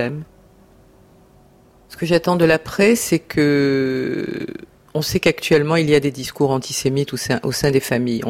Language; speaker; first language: French; native; French